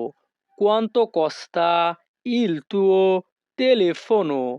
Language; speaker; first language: Italian; non-native, fluent; Bangla